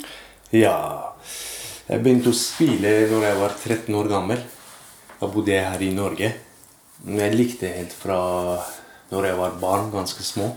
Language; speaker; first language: Norwegian; early bilingual, other home language; Persian